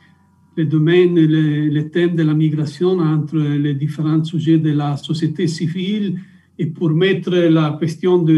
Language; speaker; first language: French; non-native, fluent; Italian